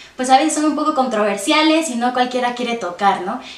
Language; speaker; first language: Spanish; native; Spanish